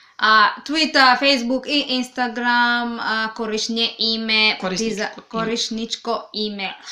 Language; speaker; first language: Serbian; non-native, learner; Swahili